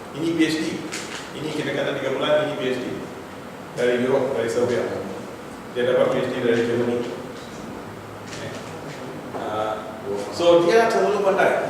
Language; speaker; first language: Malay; non-native, local second language; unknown